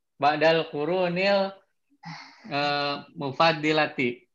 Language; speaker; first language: Arabic; non-native, learner; Indonesian